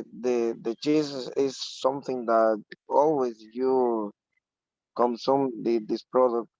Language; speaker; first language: English; non-native, learner; Spanish